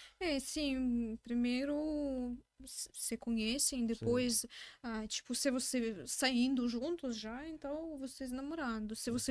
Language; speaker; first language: Portuguese; non-native, learner; Russian